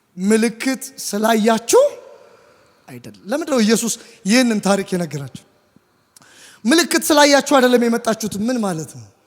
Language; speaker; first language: Amharic; native; Amharic